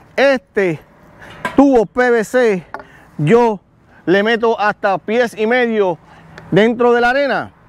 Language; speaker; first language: Spanish; native; Spanish